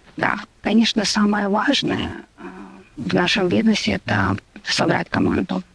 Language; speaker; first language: Russian; native; Russian